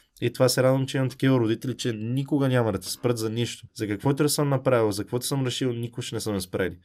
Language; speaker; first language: Bulgarian; early bilingual, heritage; Bulgarian